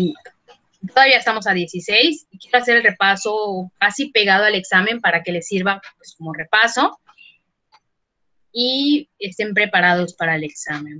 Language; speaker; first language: Spanish; native; Spanish